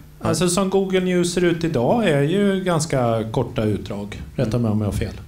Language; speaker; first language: Swedish; native; Swedish